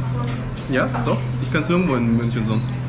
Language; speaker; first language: German; native; German